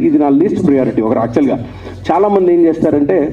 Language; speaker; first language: Telugu; native; Telugu